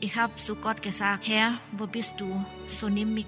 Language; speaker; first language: German; non-native, learner; Thai